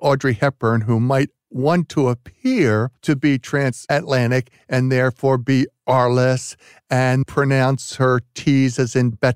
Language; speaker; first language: English; native; English